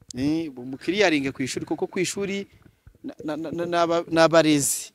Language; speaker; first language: Kinyarwanda; native; Kinyarwanda